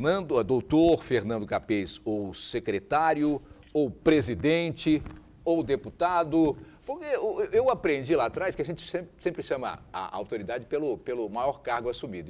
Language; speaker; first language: Portuguese; native; Portuguese